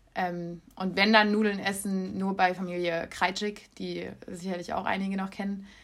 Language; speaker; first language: German; native; German